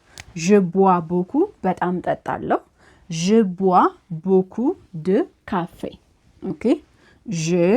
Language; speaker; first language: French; non-native, fluent; Amharic